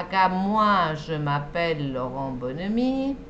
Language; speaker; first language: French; non-native, fluent; Spanish